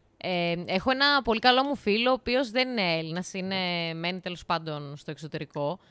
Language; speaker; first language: Greek; native; Greek